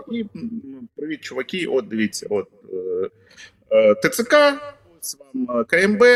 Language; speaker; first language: Ukrainian; native; Ukrainian